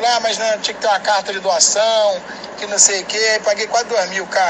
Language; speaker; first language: Portuguese; native; Portuguese